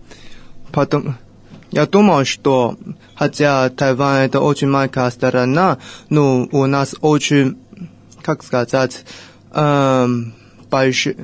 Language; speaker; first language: Russian; non-native, fluent; Chinese